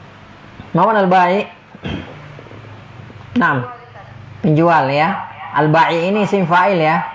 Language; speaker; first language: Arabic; non-native, fluent; Indonesian